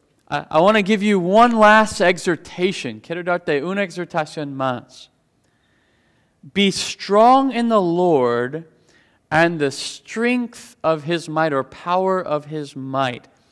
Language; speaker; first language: English; native; English